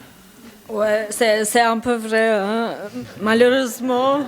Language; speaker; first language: French; non-native, learner; Albanian